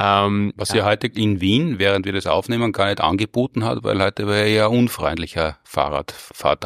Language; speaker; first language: German; native; German